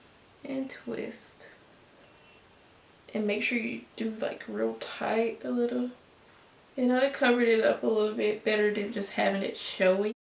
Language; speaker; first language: English; native; English